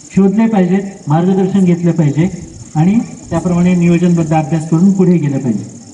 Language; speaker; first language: Marathi; native; Marathi